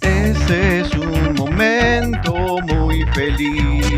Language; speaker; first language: Spanish; native; Spanish